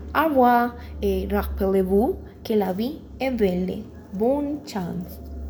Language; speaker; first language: French; non-native, learner; Spanish